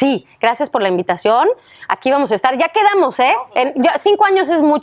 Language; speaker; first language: Spanish; native; Spanish